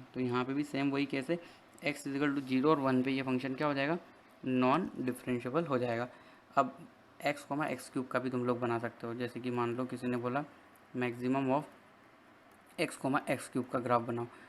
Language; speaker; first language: Hindi; native; Hindi